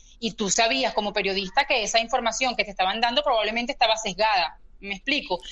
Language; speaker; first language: Spanish; native; Spanish